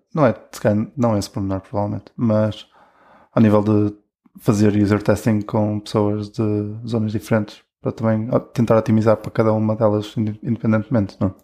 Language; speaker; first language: Portuguese; native; Portuguese